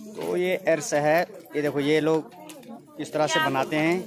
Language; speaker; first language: Hindi; native; Hindi